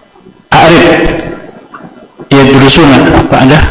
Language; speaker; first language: Arabic; non-native, fluent; Indonesian